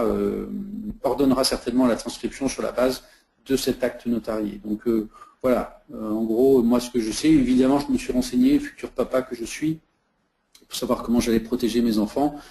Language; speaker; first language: French; native; French